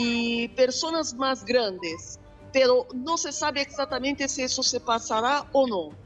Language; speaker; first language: Spanish; non-native, fluent; Portuguese